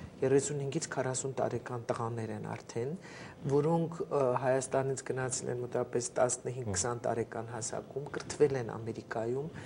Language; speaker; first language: Armenian; native; Armenian